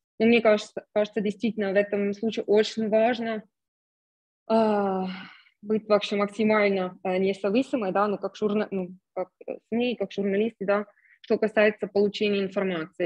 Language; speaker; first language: Russian; non-native, fluent; German